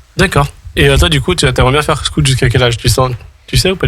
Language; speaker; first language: French; native; French